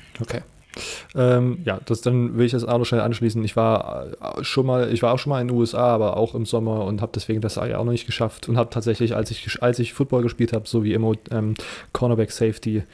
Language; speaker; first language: German; native; German